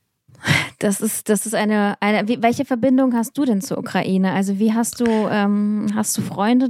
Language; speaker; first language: German; early bilingual, other home language; Russian